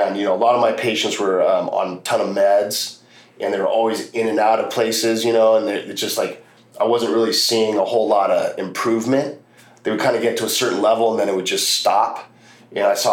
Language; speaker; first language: English; native; English